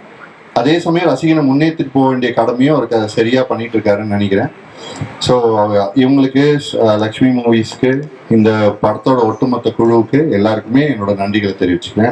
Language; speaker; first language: Tamil; native; Tamil